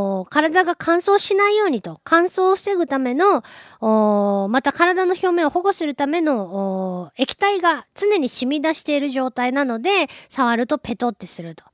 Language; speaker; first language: Japanese; native; Japanese